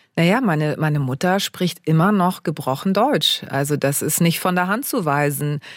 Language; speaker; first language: German; native; German